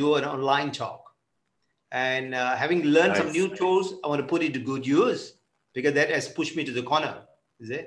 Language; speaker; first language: English; non-native, local second language; Tamil